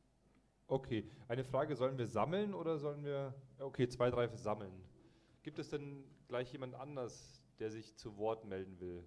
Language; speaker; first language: German; native; German